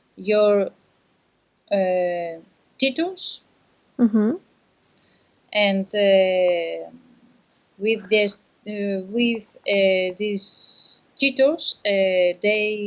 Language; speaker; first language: English; non-native, learner; Spanish